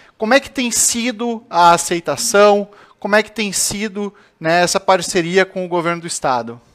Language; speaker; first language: Portuguese; native; Portuguese